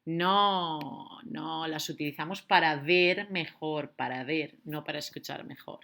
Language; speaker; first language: Spanish; native; Spanish